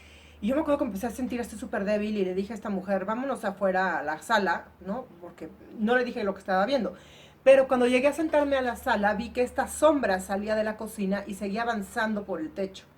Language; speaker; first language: Spanish; native; Spanish